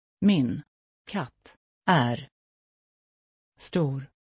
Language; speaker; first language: Swedish; non-native, learner; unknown